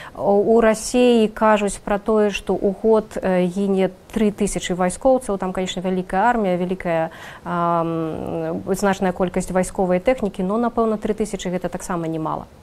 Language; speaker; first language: Belarusian; non-native, local second language; Russian